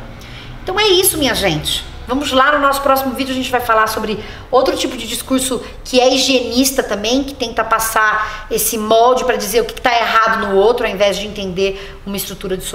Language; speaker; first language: Portuguese; native; Portuguese